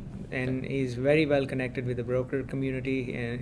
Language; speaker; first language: English; non-native, local second language; Gujarati